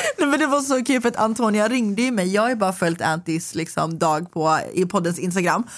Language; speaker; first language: Swedish; native; Swedish